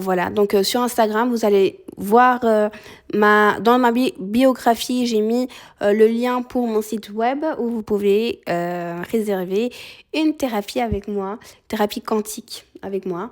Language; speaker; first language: French; early bilingual, other home language; Spanish